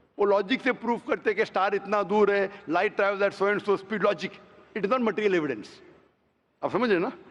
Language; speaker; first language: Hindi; non-native, local second language; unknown